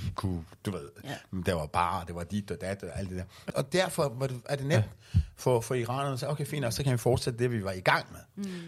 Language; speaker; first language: Danish; non-native, fluent; Persian